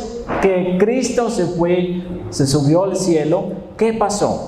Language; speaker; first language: Spanish; non-native, fluent; Dutch